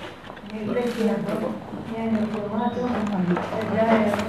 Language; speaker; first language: Italian; non-native, learner; Albanian